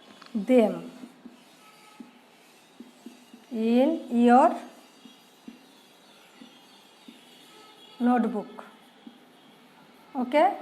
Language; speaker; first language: English; non-native, learner; Bangla